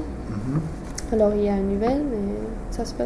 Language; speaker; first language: French; non-native, fluent; English